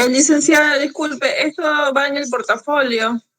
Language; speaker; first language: Spanish; native; Spanish